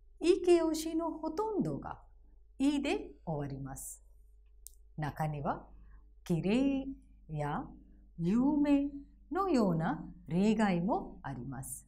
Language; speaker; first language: Japanese; non-native, fluent; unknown